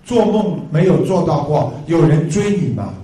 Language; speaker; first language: Chinese; native; Chinese